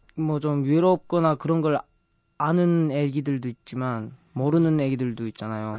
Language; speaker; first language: Korean; early bilingual, heritage; Korean